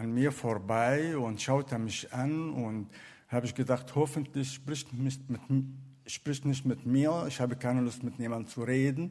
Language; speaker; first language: German; non-native, fluent; Arabic